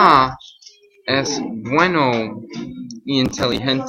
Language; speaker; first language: Spanish; non-native, learner; English